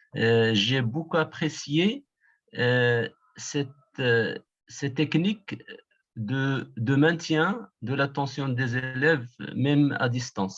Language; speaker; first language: French; non-native, local second language; Arabic